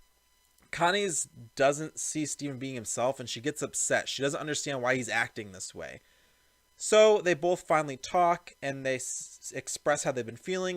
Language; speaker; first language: English; native; English